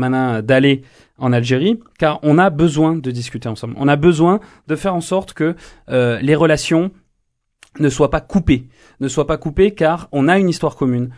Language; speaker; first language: French; native; French